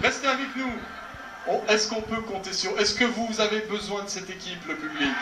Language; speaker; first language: French; native; French